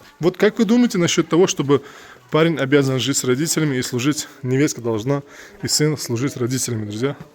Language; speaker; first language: Russian; non-native, local second language; Uzbek